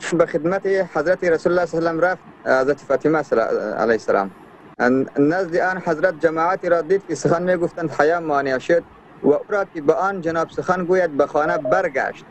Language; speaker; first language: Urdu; non-native, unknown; Persian